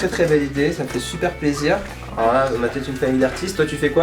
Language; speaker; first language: French; native; French